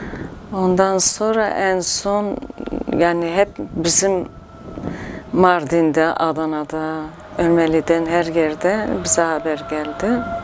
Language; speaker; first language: Turkish; non-native, local second language; Kurdish